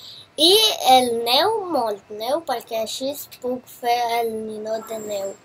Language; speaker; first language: Catalan; early bilingual, other home language; Russian